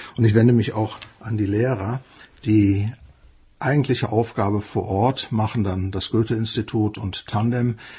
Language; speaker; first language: German; native; German